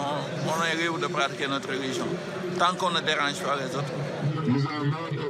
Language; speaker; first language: French; non-native, local second language; Wolof